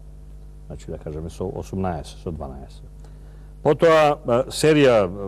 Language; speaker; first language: Macedonian; native; Macedonian